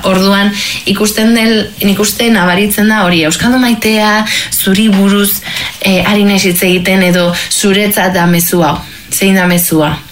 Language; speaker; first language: Basque; non-native, local second language; Spanish